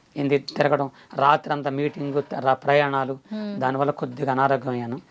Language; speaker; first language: Telugu; non-native, local second language; Koya